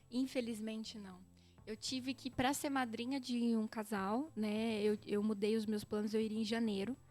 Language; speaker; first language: Portuguese; native; Portuguese